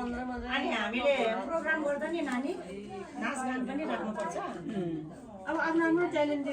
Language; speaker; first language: Nepali; non-native, local second language; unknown